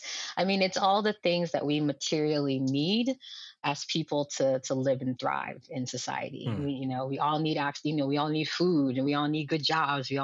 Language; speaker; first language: English; early bilingual, other home language; Lingala